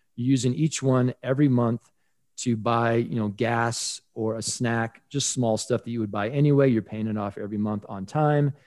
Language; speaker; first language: English; native; English